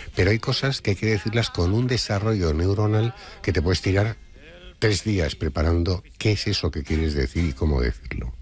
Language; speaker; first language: Spanish; native; Spanish